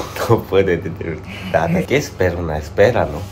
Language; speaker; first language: Spanish; non-native, learner; Korean